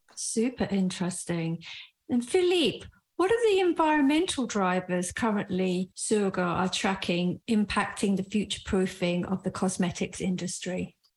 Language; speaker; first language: English; native; English